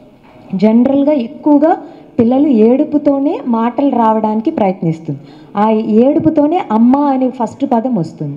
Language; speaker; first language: Telugu; native; Telugu